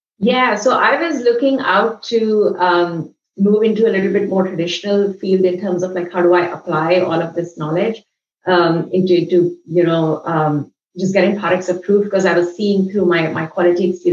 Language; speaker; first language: English; non-native, local second language; Hindi